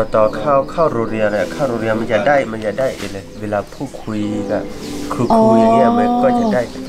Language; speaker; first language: Thai; non-native, local second language; S'gaw Karen